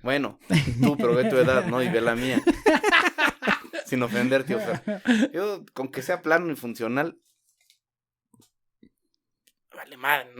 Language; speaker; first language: Spanish; native; Spanish